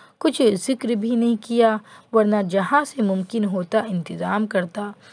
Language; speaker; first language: Urdu; native; Urdu